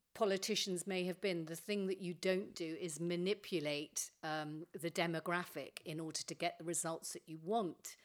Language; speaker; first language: English; native; English